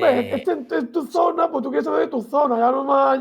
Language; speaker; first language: Spanish; native; Spanish